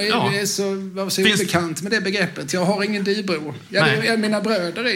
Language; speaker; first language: Swedish; native; Swedish